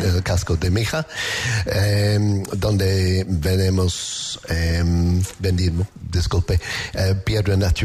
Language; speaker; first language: Spanish; non-native, learner; English